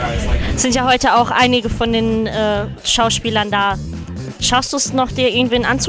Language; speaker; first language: German; native; German